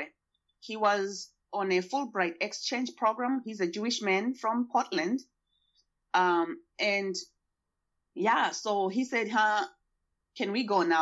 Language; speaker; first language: English; non-native, local second language; Shona